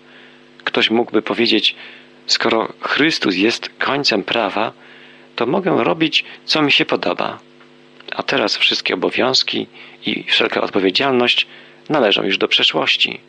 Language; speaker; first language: Polish; native; Polish